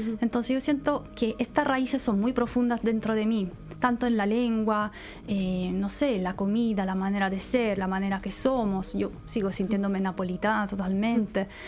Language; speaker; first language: Spanish; non-native, fluent; Italian